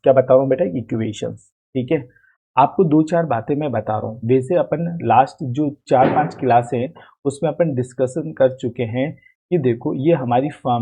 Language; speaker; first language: Hindi; native; Hindi